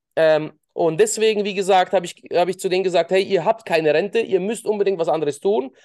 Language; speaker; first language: German; early bilingual, other home language; Russian